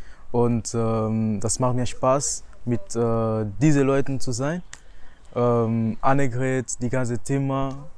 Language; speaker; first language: German; early bilingual, other home language; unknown